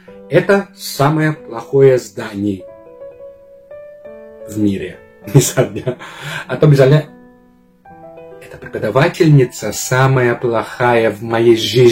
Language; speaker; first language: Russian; non-native, fluent; Indonesian